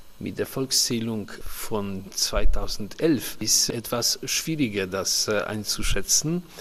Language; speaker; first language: German; early bilingual, heritage; Polish